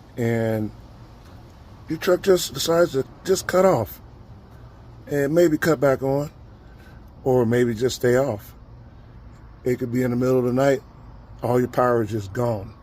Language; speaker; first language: English; native; English